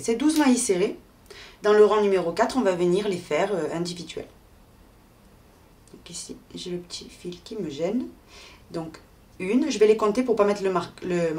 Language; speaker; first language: French; native; French